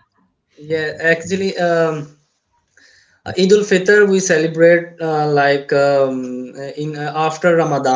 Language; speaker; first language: English; non-native, learner; Urdu